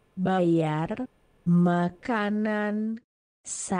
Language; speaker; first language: Indonesian; non-native, learner; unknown